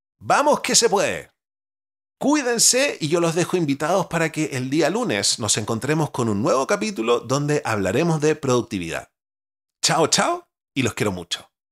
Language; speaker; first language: Spanish; native; Spanish